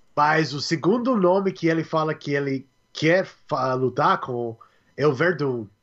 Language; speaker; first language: Portuguese; non-native, learner; English